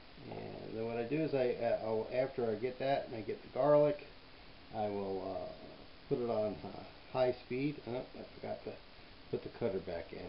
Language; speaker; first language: English; native; English